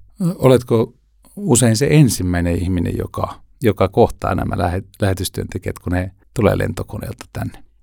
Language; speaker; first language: Finnish; native; Finnish